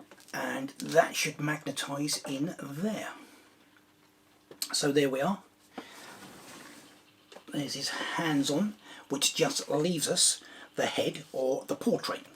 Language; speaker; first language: English; native; English